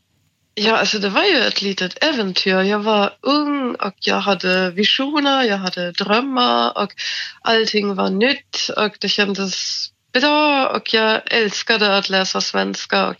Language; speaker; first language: Swedish; non-native, fluent; German